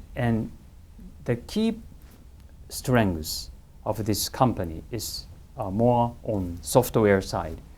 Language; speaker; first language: English; non-native, fluent; Japanese